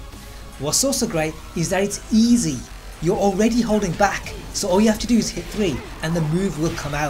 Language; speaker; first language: English; native; English